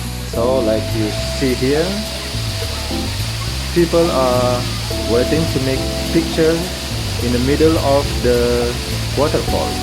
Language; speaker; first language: English; non-native, local second language; Indonesian